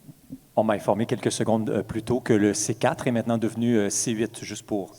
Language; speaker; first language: French; native; French